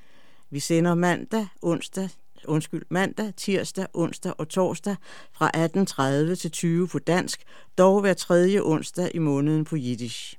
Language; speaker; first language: Danish; native; Danish